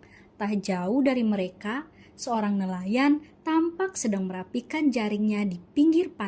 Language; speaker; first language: Indonesian; native; Indonesian